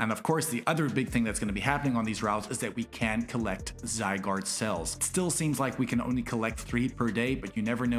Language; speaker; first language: English; native; English